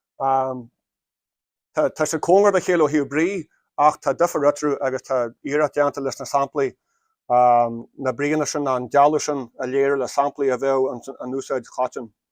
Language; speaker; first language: Irish; native; Irish